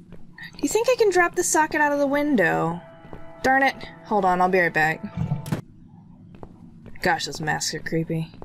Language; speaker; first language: English; native; English